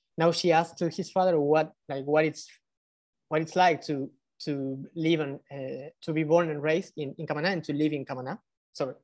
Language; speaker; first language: English; non-native, fluent; Spanish